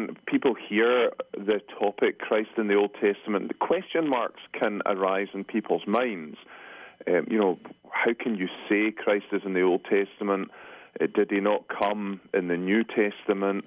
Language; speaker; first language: English; native; English